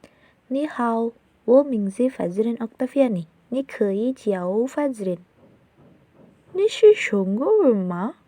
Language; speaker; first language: Chinese; non-native, learner; Indonesian